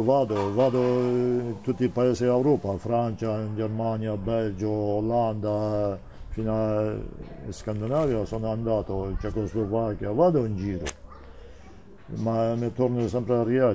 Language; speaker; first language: Italian; non-native, learner; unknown